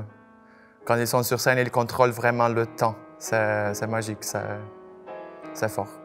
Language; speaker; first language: French; non-native, fluent; Portuguese